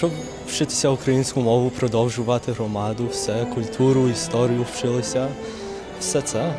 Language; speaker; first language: Ukrainian; early bilingual, heritage; English